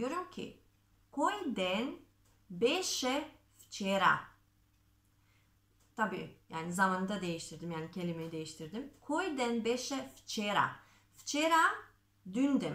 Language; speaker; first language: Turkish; non-native, fluent; Macedonian